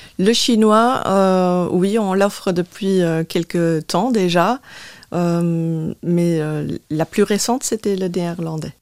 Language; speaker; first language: French; non-native, local second language; Luxembourgish